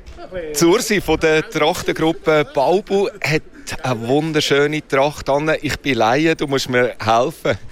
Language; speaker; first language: German; native; German